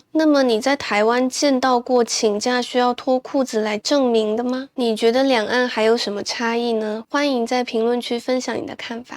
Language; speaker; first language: Chinese; native; Chinese